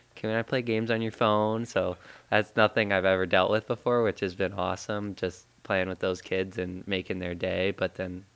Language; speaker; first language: English; native; English